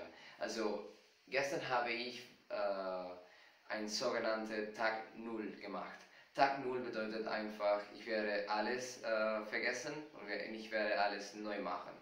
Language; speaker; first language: German; non-native, fluent; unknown